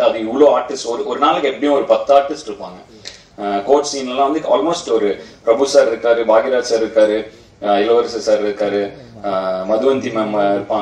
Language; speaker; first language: Tamil; native; Tamil